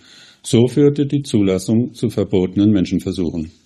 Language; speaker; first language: German; native; German